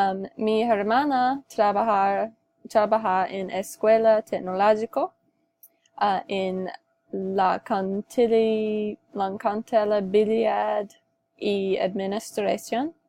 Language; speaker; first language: Spanish; non-native, learner; English